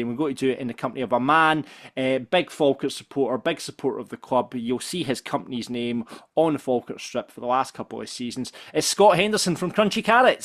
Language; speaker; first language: English; native; English